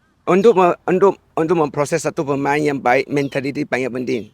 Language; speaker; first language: Malay; non-native, local second language; Chinese